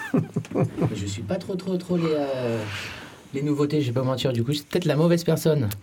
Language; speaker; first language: French; native; French